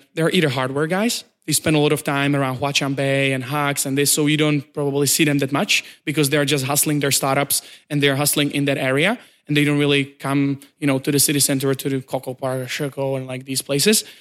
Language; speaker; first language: English; non-native, fluent; Czech